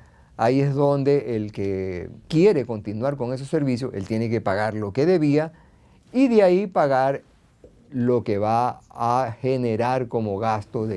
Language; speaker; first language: Spanish; native; Spanish